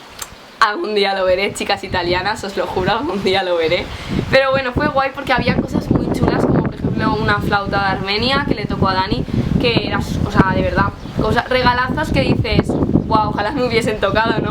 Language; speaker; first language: Spanish; native; Spanish